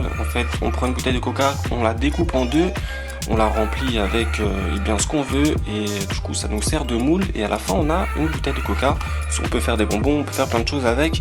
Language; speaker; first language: French; native; French